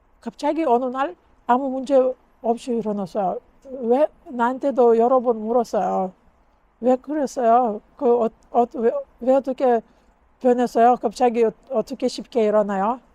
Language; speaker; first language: Korean; non-native, learner; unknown